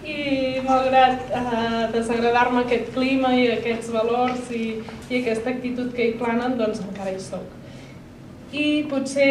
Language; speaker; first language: Catalan; native; Catalan